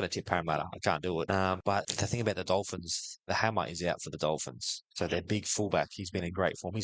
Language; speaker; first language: English; native; English